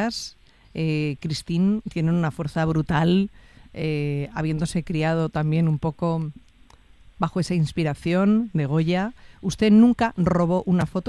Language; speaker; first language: Spanish; native; Spanish